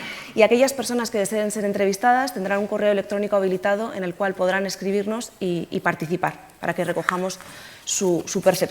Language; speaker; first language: Spanish; native; Spanish